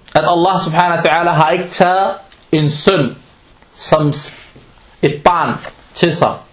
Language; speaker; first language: Danish; non-native, local second language; Arabic